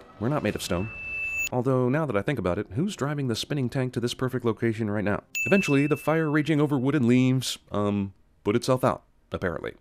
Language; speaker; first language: English; native; English